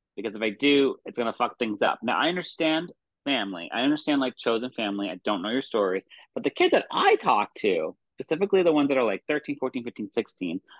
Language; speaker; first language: English; native; English